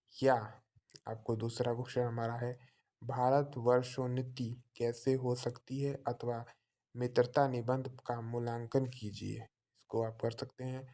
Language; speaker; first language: Hindi; native; Hindi